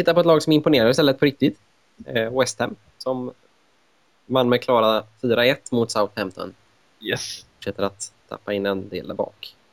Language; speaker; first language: Swedish; native; Swedish